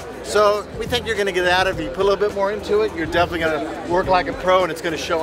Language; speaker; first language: English; native; English